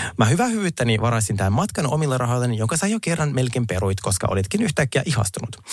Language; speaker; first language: Finnish; native; Finnish